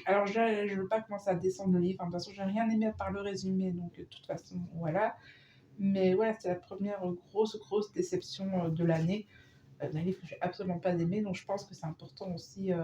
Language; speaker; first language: French; native; French